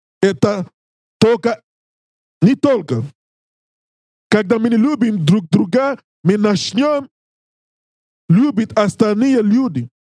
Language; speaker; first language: Russian; non-native, learner; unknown